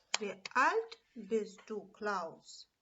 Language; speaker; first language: German; non-native, fluent; Ukrainian